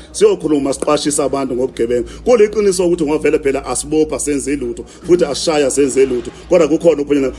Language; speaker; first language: Zulu; native; Zulu